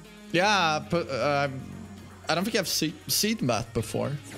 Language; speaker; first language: English; non-native, fluent; Swedish